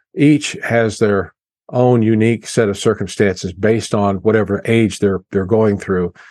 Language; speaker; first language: English; native; English